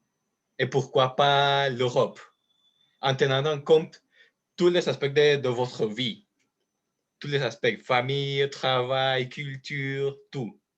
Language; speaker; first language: French; non-native, learner; Spanish